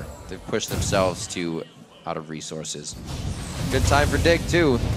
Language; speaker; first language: English; native; English